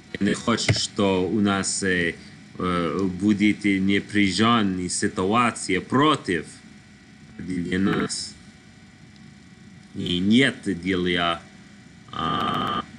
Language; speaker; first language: Russian; non-native, learner; English